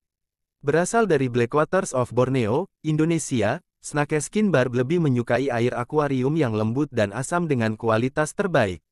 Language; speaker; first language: Indonesian; native; Indonesian